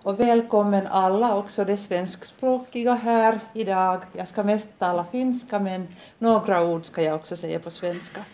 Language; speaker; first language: Swedish; non-native, local second language; Finnish